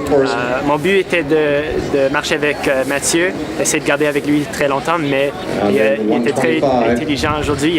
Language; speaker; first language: French; non-native, local second language; English